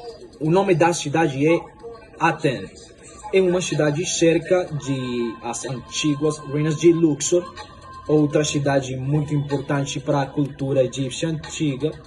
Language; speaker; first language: Portuguese; non-native, fluent; Spanish